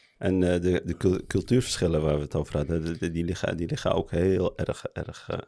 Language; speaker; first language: Dutch; early bilingual, other home language; Arabic